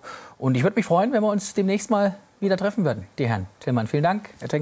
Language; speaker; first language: German; native; German